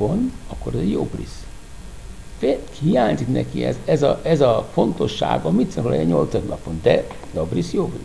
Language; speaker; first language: Hungarian; non-native, fluent; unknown